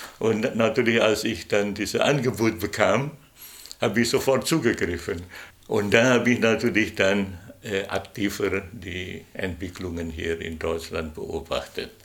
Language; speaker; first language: German; non-native, fluent; Indonesian